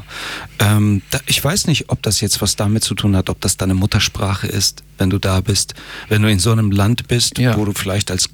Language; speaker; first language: German; early bilingual, other home language; Persian